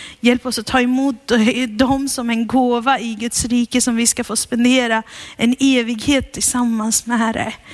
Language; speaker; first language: Swedish; early bilingual, heritage; Swedish